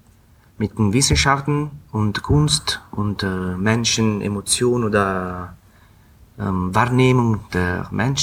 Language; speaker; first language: German; non-native, fluent; Italian